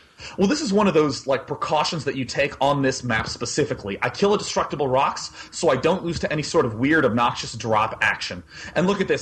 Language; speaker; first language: English; native; English